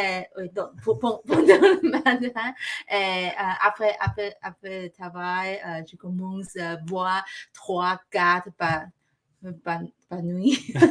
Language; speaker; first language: French; non-native, learner; Chinese